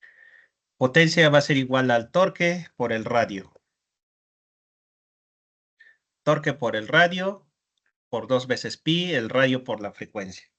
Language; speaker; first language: Spanish; native; Spanish